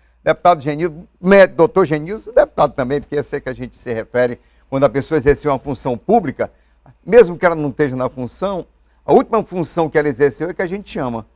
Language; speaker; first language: Portuguese; native; Portuguese